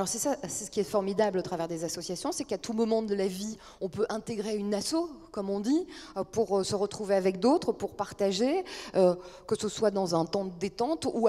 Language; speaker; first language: French; native; French